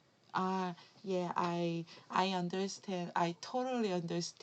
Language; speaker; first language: English; non-native, learner; Korean